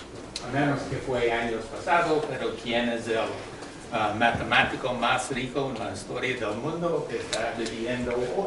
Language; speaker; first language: Spanish; non-native, learner; English